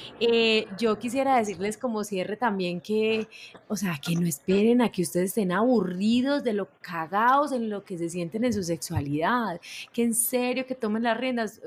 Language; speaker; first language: Spanish; native; Spanish